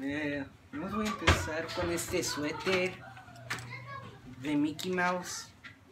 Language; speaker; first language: Spanish; early bilingual, heritage; Spanish